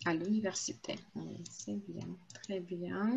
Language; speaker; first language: French; non-native, fluent; Russian